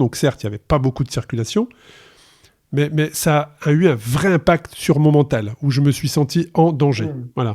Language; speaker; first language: French; native; French